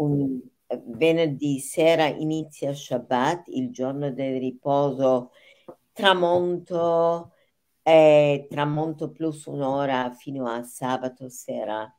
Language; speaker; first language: Italian; non-native, fluent; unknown